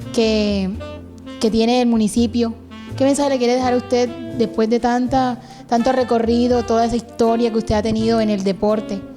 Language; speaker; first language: Spanish; native; Spanish